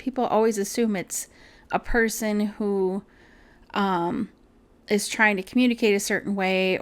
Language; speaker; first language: English; native; English